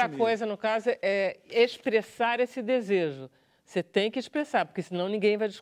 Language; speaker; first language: Portuguese; native; Portuguese